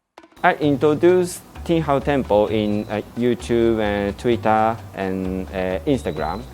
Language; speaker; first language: English; non-native, learner; Japanese